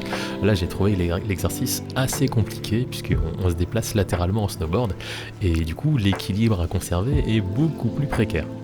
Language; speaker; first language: French; native; French